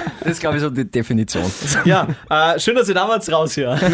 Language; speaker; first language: German; native; German